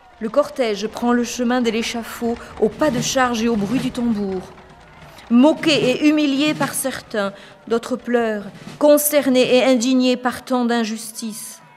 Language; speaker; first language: French; native; French